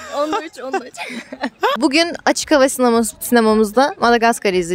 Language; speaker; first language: Turkish; native; Turkish